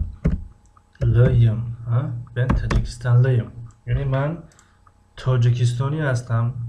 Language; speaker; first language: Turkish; non-native, fluent; Tajik